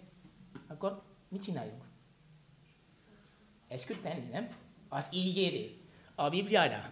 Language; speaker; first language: Hungarian; non-native, fluent; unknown